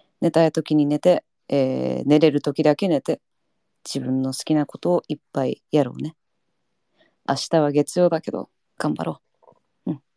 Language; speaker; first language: Japanese; early bilingual, heritage; Japanese